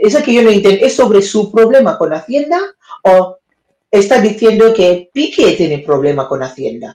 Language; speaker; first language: Spanish; non-native, learner; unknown